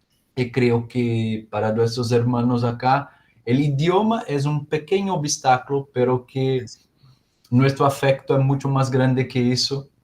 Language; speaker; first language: Spanish; non-native, learner; Portuguese